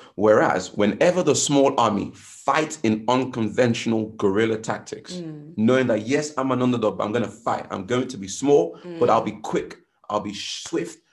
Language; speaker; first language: English; non-native, local second language; Yoruba